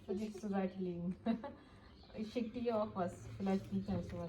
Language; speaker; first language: German; non-native, fluent; Urdu